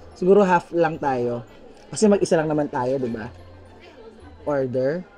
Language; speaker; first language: Filipino; native; Filipino